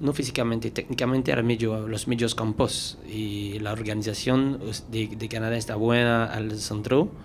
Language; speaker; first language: Spanish; non-native, learner; French